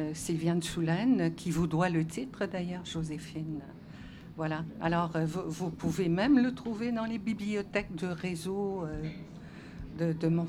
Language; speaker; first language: French; native; French